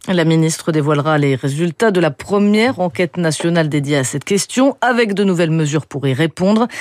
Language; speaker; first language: French; native; French